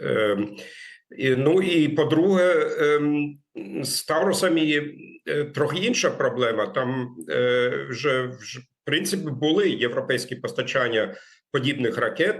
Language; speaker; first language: Ukrainian; non-native, fluent; German